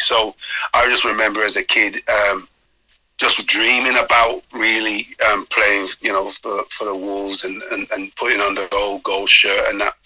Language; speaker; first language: English; native; English